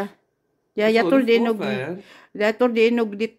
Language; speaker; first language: Swedish; non-native, learner; Filipino